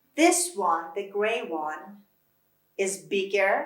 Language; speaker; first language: English; non-native, fluent; Persian